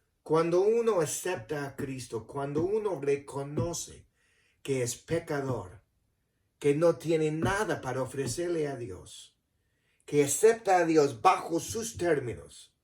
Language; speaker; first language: Spanish; non-native, fluent; English